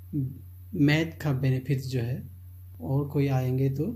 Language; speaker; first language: Hindi; non-native, local second language; Chakma